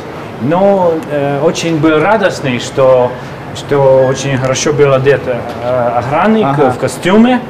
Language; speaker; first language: Russian; non-native, fluent; Hungarian